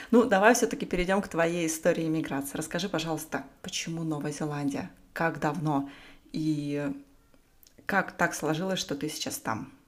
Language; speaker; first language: Russian; native; Russian